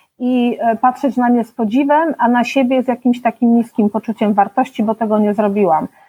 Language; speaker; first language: Polish; native; Polish